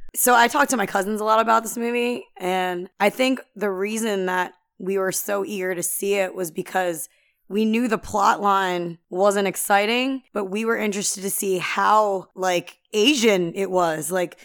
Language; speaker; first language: English; early bilingual, other home language; Filipino